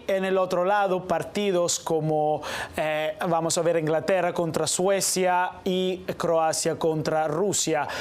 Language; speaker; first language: Spanish; non-native, fluent; Italian